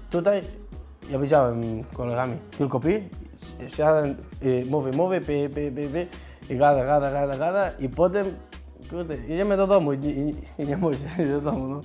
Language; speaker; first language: Polish; non-native, learner; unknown